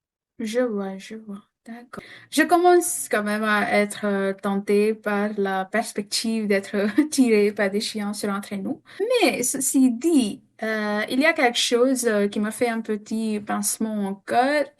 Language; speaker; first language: French; non-native, fluent; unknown